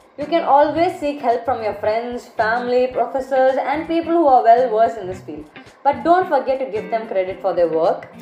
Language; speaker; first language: English; non-native, local second language; Tamil